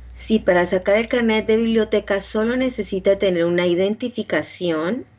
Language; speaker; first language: Spanish; native; Spanish